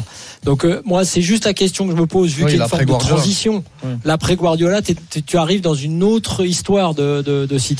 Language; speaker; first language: French; native; French